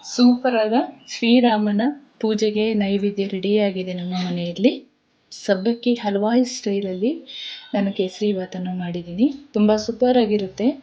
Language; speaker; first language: Kannada; native; Kannada